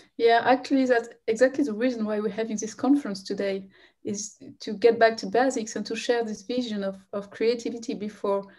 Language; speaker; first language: English; non-native, fluent; French